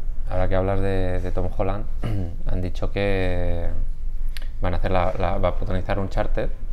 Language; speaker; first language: Spanish; native; Spanish